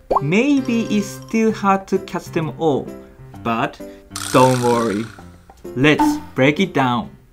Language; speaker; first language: English; non-native, fluent; Japanese